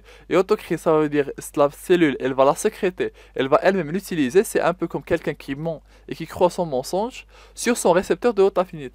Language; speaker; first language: French; non-native, local second language; Arabic